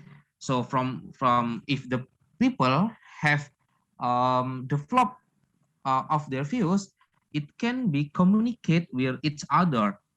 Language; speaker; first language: English; non-native, learner; Indonesian